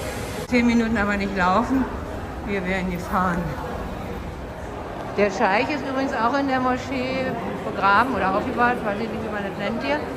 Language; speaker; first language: German; native; German